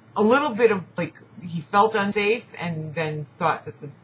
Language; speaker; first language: English; native; English